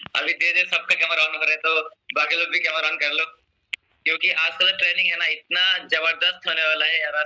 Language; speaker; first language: Hindi; non-native, local second language; Assamese